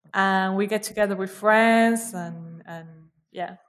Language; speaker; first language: English; non-native, fluent; Spanish